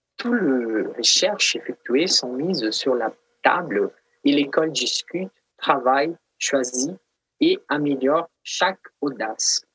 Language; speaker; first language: French; non-native, fluent; Portuguese